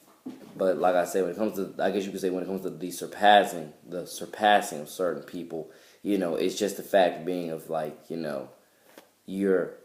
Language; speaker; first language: English; native; English